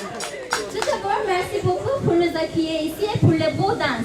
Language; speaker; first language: French; non-native, learner; English